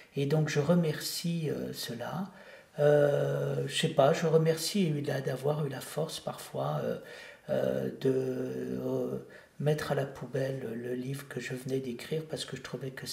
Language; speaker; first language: French; native; French